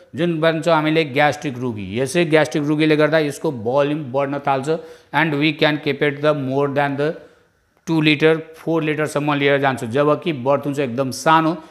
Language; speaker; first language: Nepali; non-native, local second language; Bhojpuri